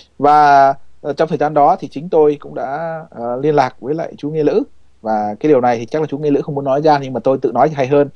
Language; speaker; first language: Vietnamese; native; Vietnamese